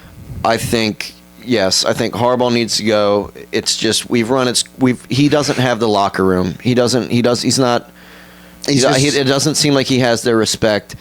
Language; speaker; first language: English; native; English